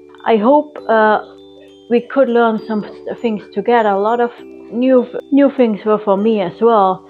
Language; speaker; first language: English; non-native, fluent; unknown